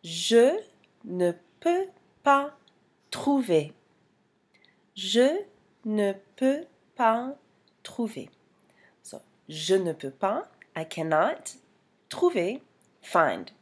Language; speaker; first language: French; non-native, fluent; English